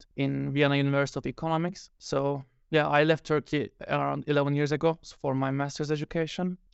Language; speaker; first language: English; non-native, fluent; Turkish